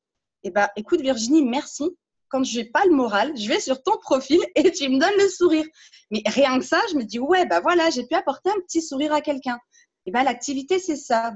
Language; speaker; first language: French; native; French